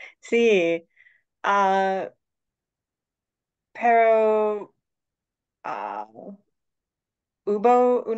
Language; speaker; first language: Spanish; non-native, learner; English